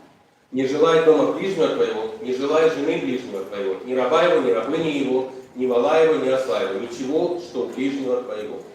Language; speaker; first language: Russian; native; Russian